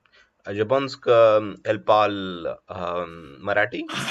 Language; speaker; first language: French; non-native, learner; Telugu